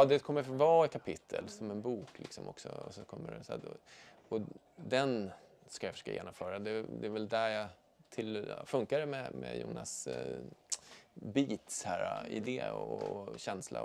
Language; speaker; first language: Swedish; native; Swedish